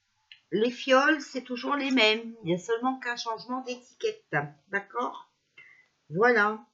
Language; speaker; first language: French; native; French